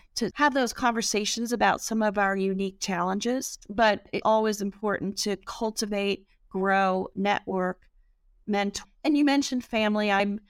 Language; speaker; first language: English; native; English